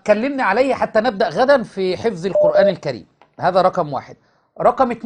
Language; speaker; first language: Arabic; native; Arabic